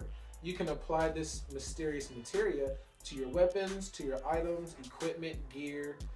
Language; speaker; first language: English; native; English